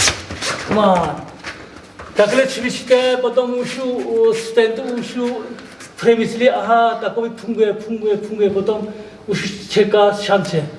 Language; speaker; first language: Czech; non-native, learner; Korean